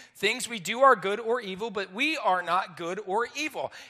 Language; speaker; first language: English; native; English